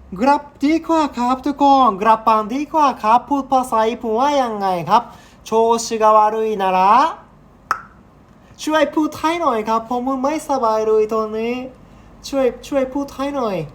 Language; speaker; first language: Thai; non-native, learner; Japanese